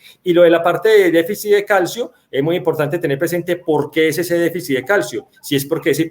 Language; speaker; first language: Spanish; native; Spanish